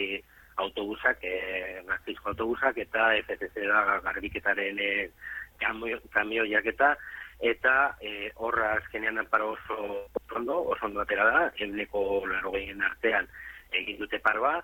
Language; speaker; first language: Basque; native; Basque